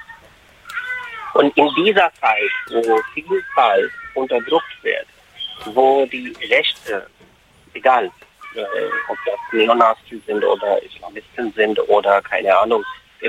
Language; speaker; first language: German; non-native, fluent; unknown